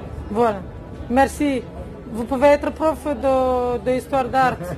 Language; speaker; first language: French; non-native, learner; Romanian